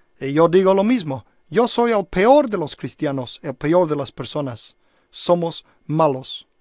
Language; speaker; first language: Spanish; non-native, fluent; English